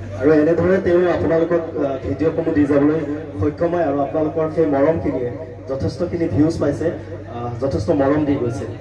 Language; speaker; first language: Assamese; non-native, local second language; Sylheti